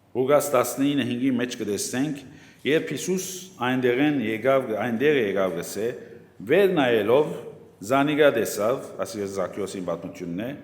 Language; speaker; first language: Armenian; native; Armenian